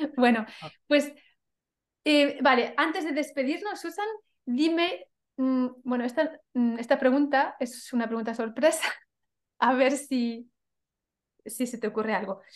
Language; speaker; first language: Spanish; native; Spanish